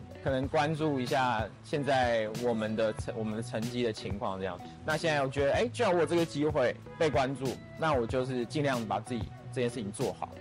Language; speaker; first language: Chinese; native; Chinese